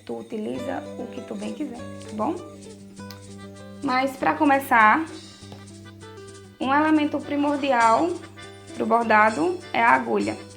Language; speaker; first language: Portuguese; native; Portuguese